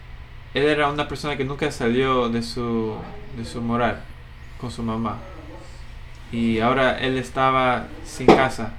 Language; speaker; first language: Spanish; non-native, fluent; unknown